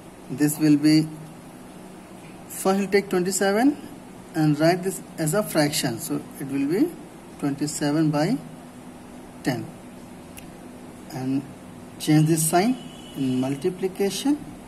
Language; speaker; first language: English; non-native, local second language; Hindi